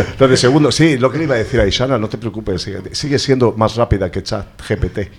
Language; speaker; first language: Spanish; native; Spanish